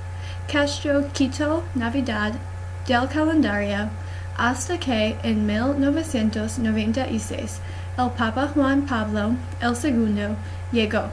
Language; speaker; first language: Spanish; non-native, learner; English